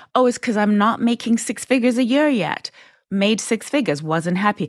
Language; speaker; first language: English; non-native, local second language; Shona